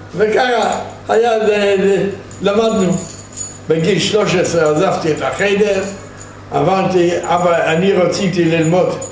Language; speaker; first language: Hebrew; non-native, fluent; Yiddish